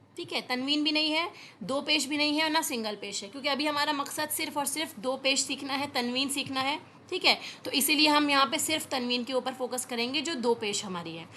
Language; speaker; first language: Urdu; native; Urdu